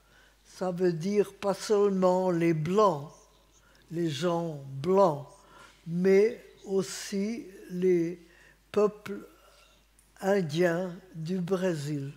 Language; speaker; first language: French; non-native, fluent; Hungarian